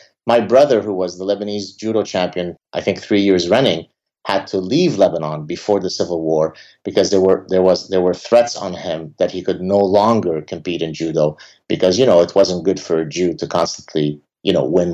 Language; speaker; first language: English; early bilingual, other home language; Arabic